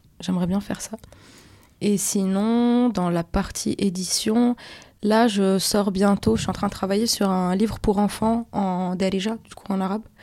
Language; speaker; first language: French; non-native, local second language; Arabic